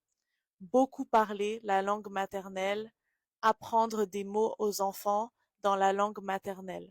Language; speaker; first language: French; native; French